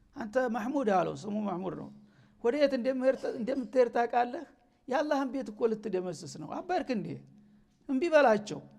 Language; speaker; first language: Amharic; native; Amharic